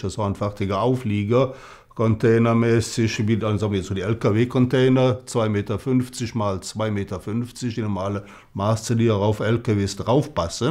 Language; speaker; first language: German; native; German